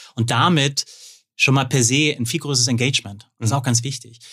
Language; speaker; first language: German; native; German